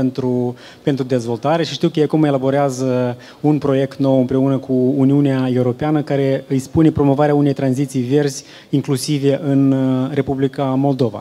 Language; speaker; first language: Romanian; native; Romanian